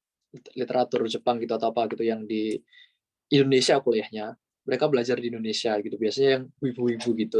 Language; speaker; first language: Indonesian; native; Indonesian